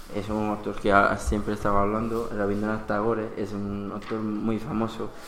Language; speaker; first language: Spanish; non-native, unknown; Bangla